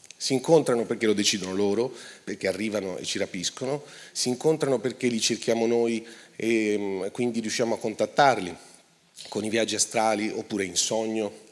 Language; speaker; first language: Italian; native; Italian